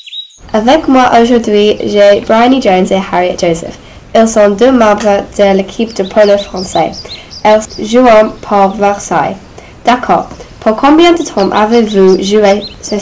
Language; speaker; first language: French; non-native, learner; English